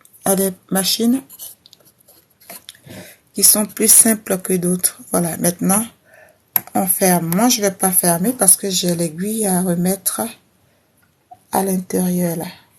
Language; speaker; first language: French; native; French